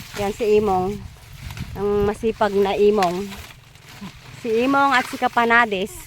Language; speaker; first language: Filipino; non-native, local second language; Iloko